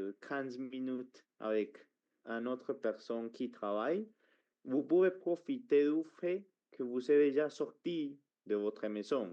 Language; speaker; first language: French; non-native, fluent; Spanish